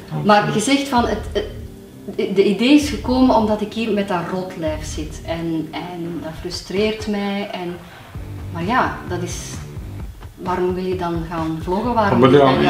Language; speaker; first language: Dutch; native; Dutch